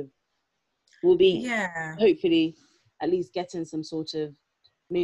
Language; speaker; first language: English; non-native, local second language; Yoruba